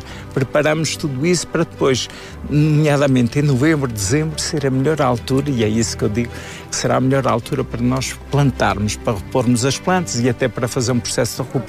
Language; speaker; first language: Portuguese; native; Portuguese